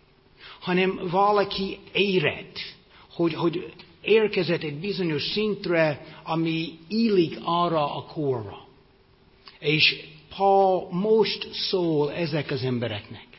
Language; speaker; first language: Hungarian; non-native, fluent; English